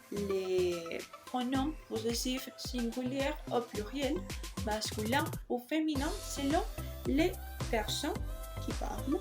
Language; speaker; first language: French; non-native, learner; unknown